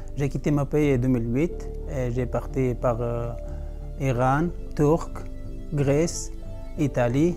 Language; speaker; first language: French; non-native, learner; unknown